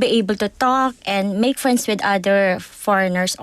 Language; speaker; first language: English; non-native, local second language; Filipino